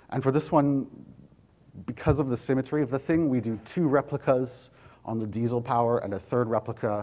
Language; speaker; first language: English; native; English